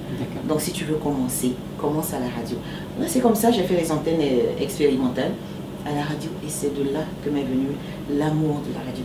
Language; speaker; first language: French; native; French